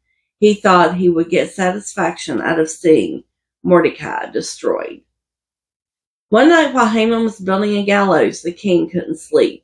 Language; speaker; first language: English; native; English